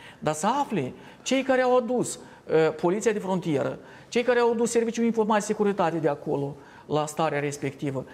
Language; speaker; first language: Romanian; native; Romanian